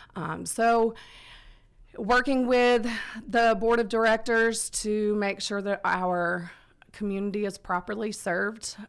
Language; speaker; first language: English; native; English